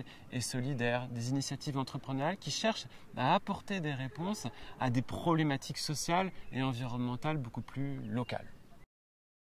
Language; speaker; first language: French; native; French